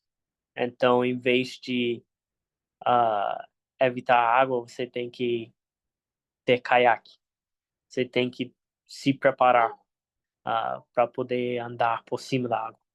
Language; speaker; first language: Portuguese; non-native, fluent; English